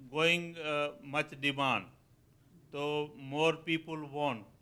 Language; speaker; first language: English; non-native, local second language; Kachhi